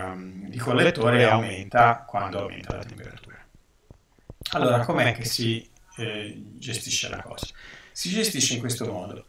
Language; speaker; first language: Italian; native; Italian